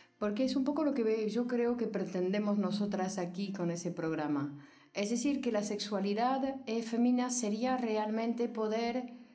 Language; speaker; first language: Spanish; non-native, fluent; French